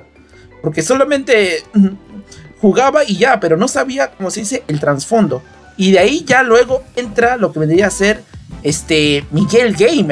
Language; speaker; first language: Spanish; native; Spanish